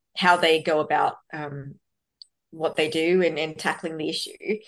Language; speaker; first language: English; native; English